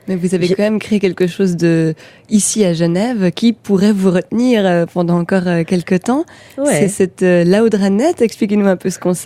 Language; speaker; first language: French; native; French